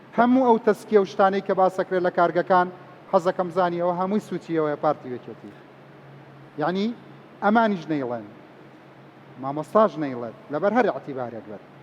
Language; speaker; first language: Central Kurdish; native; Central Kurdish